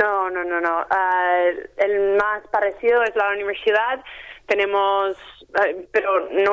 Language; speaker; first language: Spanish; non-native, fluent; English